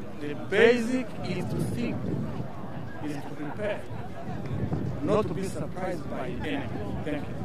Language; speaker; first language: English; non-native, learner; Rundi